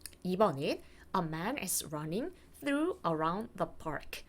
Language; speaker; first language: English; non-native, fluent; Korean